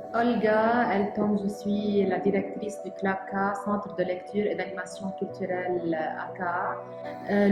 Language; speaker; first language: French; non-native, local second language; Arabic